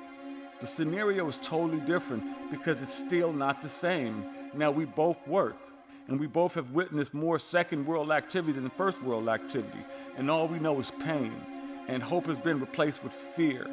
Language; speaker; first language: English; native; English